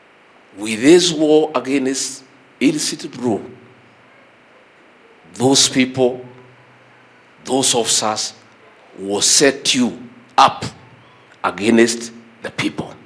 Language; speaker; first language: English; non-native, local second language; Kikuyu